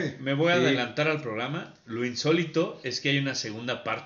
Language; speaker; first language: Spanish; native; Spanish